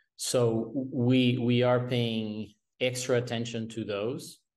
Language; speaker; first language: English; non-native, fluent; Portuguese